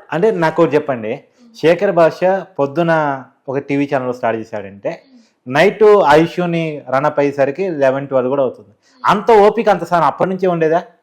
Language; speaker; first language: Telugu; native; Telugu